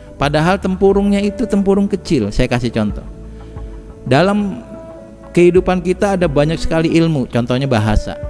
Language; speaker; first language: Indonesian; native; Indonesian